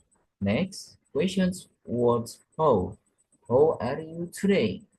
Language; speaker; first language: English; non-native, learner; Indonesian